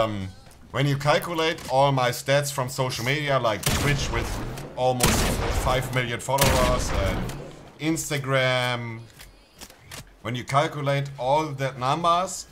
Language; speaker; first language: English; non-native, fluent; German